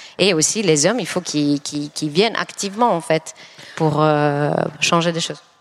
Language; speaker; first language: French; non-native, fluent; Finnish